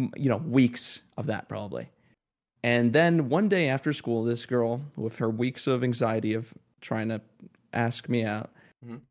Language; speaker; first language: English; early bilingual, other home language; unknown